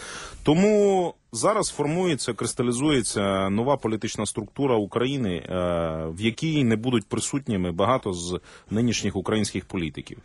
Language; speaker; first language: Ukrainian; native; Ukrainian